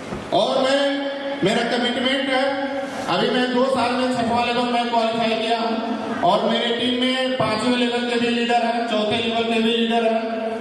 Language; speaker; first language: Hindi; native; Hindi